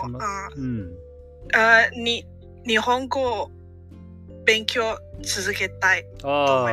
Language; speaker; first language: Japanese; non-native, learner; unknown